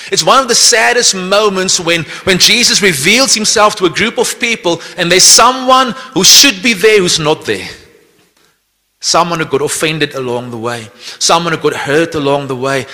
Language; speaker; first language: English; non-native, local second language; Afrikaans